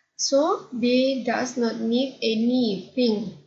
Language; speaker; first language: English; non-native, local second language; Malay